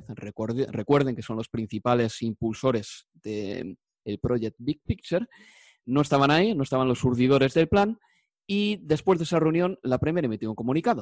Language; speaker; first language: Spanish; native; Spanish